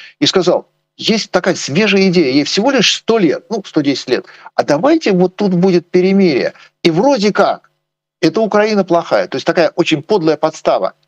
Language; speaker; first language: Russian; native; Russian